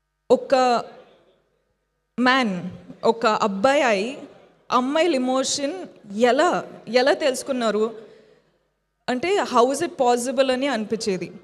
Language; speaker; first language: Telugu; non-native, fluent; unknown